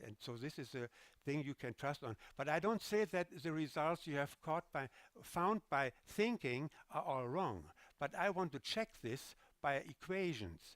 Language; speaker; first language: English; non-native, fluent; German